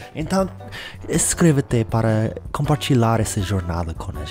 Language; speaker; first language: Portuguese; non-native, learner; English